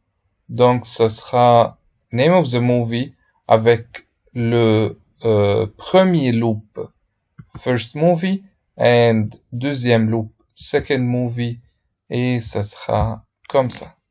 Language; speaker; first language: French; non-native, fluent; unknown